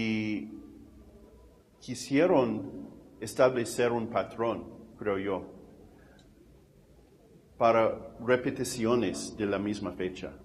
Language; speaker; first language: Spanish; non-native, fluent; English